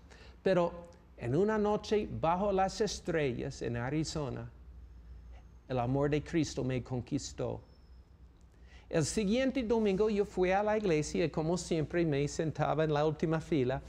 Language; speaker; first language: Spanish; non-native, fluent; English